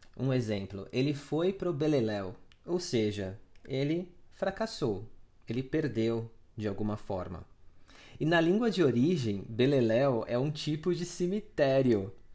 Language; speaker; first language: Portuguese; native; Portuguese